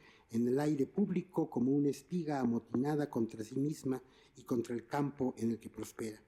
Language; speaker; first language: Spanish; native; Spanish